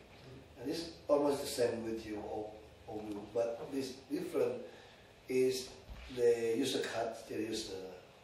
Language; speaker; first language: English; non-native, learner; Indonesian